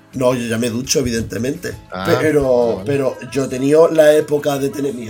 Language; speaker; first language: Spanish; native; Spanish